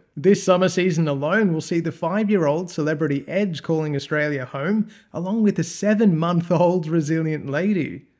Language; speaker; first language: English; native; English